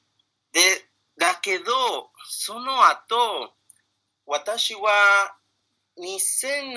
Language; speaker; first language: Japanese; non-native, learner; Spanish